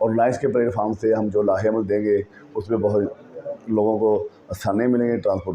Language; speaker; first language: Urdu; non-native, local second language; Punjabi